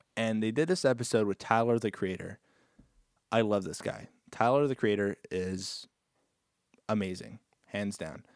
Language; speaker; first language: English; native; English